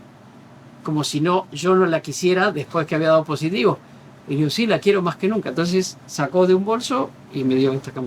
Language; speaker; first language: Spanish; native; Spanish